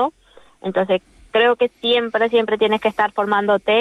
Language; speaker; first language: Spanish; native; Spanish